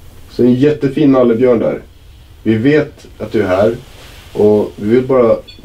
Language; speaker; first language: Swedish; native; Swedish